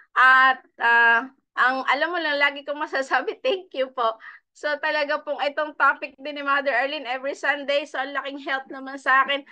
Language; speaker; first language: Filipino; native; Filipino